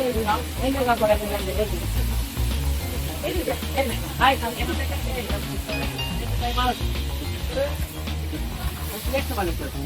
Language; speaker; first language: Japanese; native; Japanese